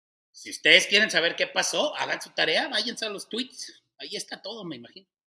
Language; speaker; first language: Spanish; early bilingual, heritage; Spanish